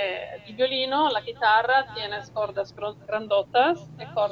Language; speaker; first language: Spanish; non-native, learner; Italian